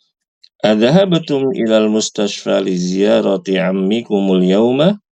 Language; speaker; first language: Arabic; non-native, fluent; Indonesian